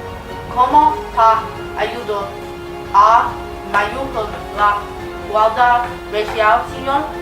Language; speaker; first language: Spanish; non-native, learner; English